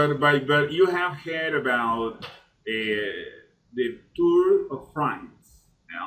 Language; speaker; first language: English; non-native, fluent; Spanish